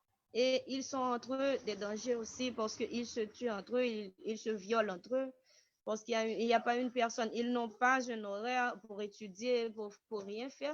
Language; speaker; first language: French; non-native, local second language; Haitian Creole